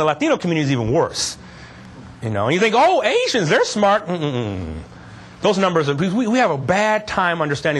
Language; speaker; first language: English; native; English